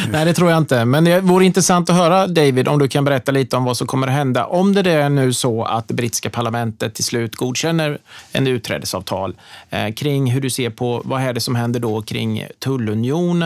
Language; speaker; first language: Swedish; native; Swedish